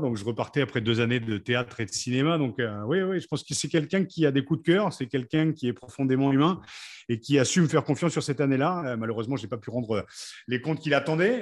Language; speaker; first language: French; native; French